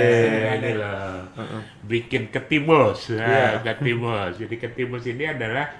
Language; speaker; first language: Indonesian; native; Indonesian